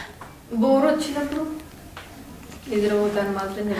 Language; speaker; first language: Telugu; native; Telugu